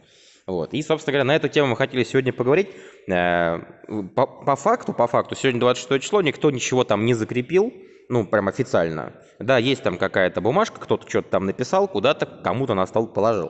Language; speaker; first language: Russian; native; Russian